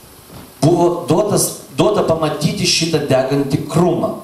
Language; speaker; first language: Lithuanian; non-native, local second language; Russian